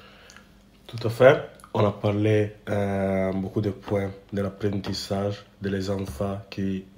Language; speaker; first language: French; non-native, learner; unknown